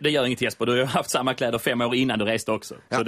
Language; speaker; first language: Swedish; native; Swedish